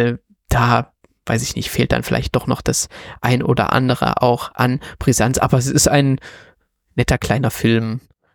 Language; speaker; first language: German; native; German